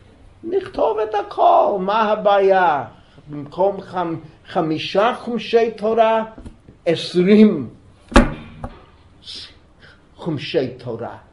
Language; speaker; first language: Hebrew; non-native, fluent; English